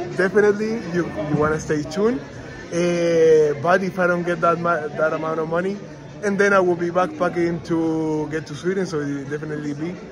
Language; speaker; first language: English; non-native, fluent; Spanish